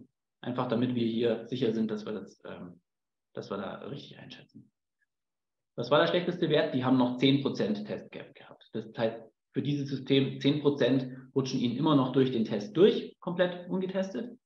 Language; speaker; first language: German; native; German